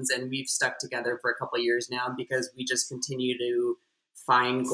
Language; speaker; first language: English; native; English